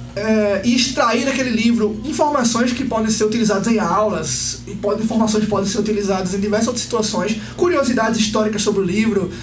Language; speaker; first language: Portuguese; native; Portuguese